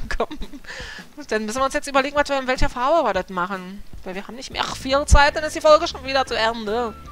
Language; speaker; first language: German; early bilingual, other home language; Polish